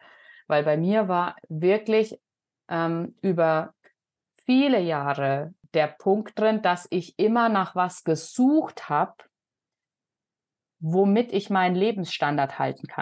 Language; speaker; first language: German; native; German